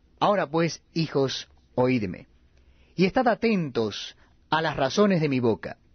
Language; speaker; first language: Spanish; native; Spanish